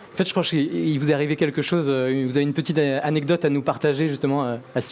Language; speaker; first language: French; native; French